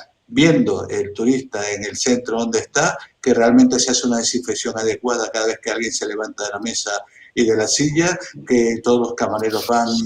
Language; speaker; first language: Spanish; native; Spanish